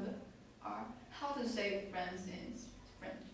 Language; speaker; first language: English; non-native, learner; Chinese